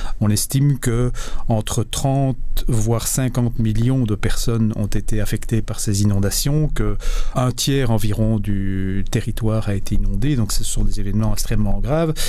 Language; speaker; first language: French; native; French